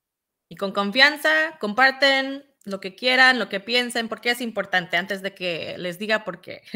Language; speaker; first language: Spanish; early bilingual, heritage; Spanish